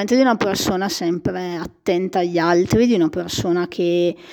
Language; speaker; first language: Italian; native; Italian